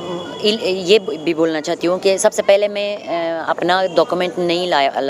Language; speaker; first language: Hindi; non-native, fluent; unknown